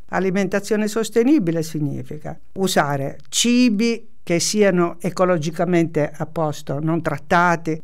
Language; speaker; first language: Italian; native; Italian